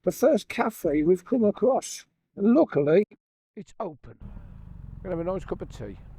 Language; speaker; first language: English; native; English